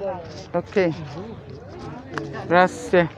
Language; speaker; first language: Italian; non-native, learner; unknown